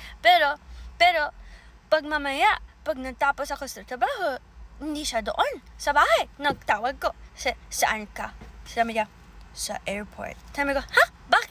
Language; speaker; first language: Filipino; early bilingual, heritage; Filipino